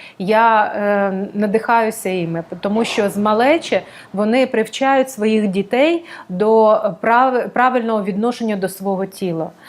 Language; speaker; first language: Ukrainian; non-native, local second language; Russian